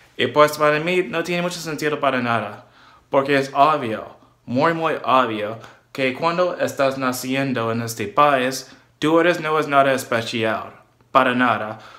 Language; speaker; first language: Spanish; non-native, learner; English